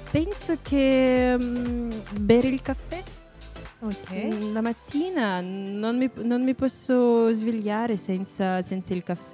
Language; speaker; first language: Italian; non-native, fluent; Russian